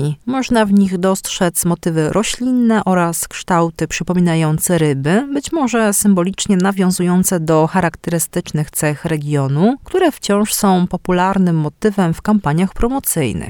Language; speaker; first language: Polish; native; Polish